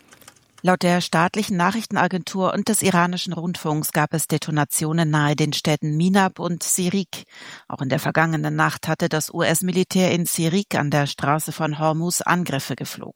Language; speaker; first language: German; native; German